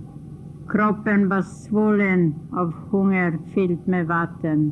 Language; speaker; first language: Swedish; non-native, fluent; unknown